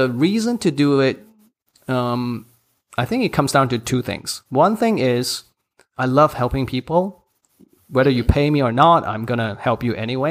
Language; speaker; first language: English; non-native, local second language; Cantonese